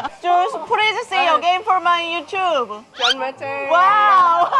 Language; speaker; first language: English; non-native, learner; Korean